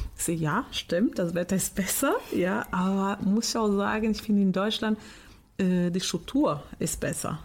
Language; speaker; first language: German; non-native, fluent; Portuguese